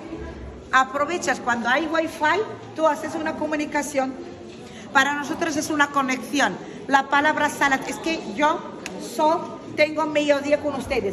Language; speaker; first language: Spanish; non-native, fluent; Arabic